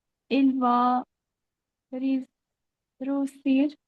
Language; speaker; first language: French; non-native, learner; Hindi